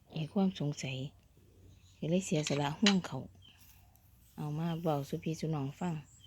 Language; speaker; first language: Thai; native; Thai